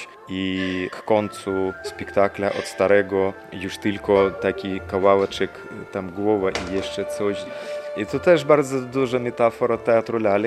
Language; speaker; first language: Polish; non-native, learner; Russian